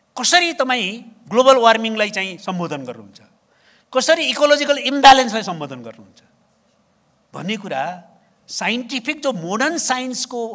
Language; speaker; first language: Nepali; native; Nepali